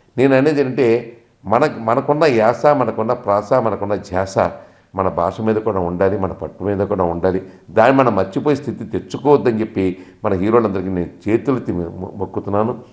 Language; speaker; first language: Telugu; native; Telugu